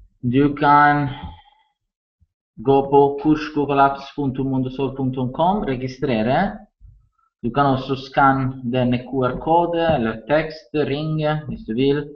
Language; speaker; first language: Norwegian; non-native, learner; Italian